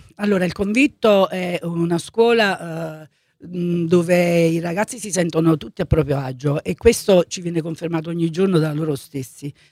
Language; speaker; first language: Italian; native; Italian